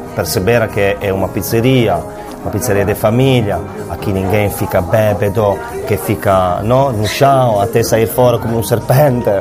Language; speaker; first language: Portuguese; non-native, fluent; Italian